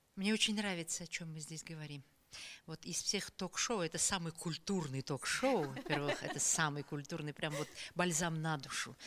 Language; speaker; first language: Russian; native; Russian